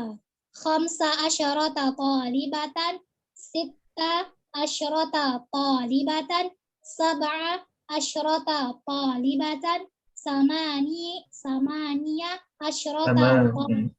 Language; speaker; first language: Arabic; non-native, learner; Indonesian